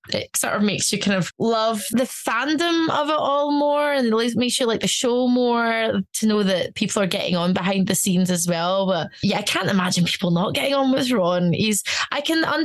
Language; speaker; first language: English; native; English